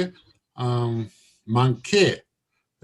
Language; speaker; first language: French; non-native, learner; Russian